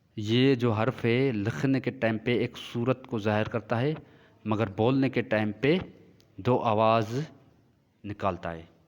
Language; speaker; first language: Urdu; non-native, local second language; Sindhi